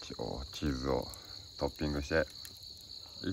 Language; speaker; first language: Japanese; native; Japanese